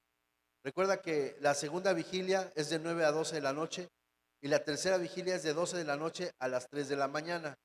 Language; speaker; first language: Spanish; native; Spanish